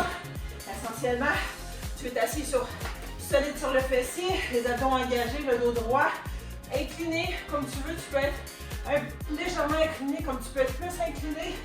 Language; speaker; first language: French; native; French